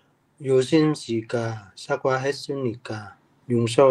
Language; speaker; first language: Korean; non-native, learner; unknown